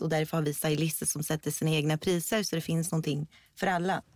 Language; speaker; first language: Swedish; early bilingual, other home language; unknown